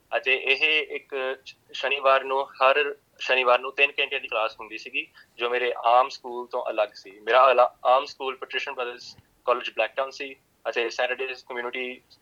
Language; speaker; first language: Punjabi; early bilingual, heritage; Punjabi